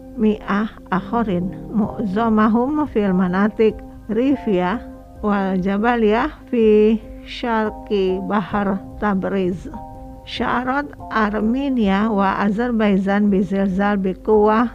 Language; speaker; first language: Arabic; non-native, fluent; Indonesian